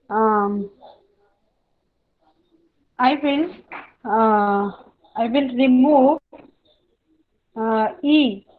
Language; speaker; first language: English; non-native, learner; Hindi